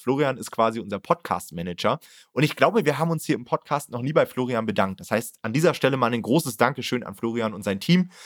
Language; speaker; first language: German; native; German